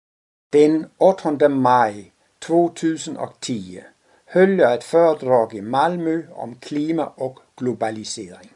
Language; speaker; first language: Swedish; non-native, fluent; Danish